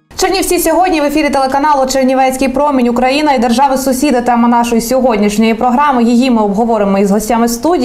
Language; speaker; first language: Ukrainian; native; Ukrainian